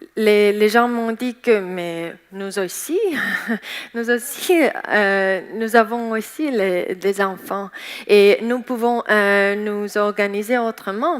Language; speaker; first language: French; non-native, learner; Estonian